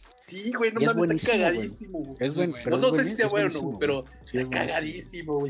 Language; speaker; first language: Spanish; native; Spanish